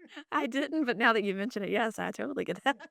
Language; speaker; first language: English; native; English